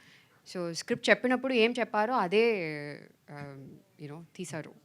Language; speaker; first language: Telugu; non-native, fluent; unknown